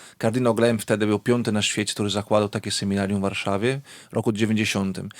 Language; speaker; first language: Polish; non-native, fluent; Italian